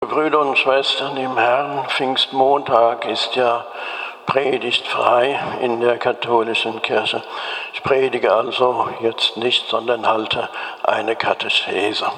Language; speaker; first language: German; native; German